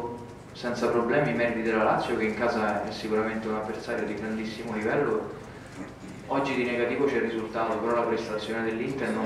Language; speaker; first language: Italian; native; Italian